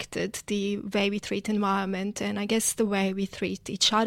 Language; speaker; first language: English; non-native, fluent; Croatian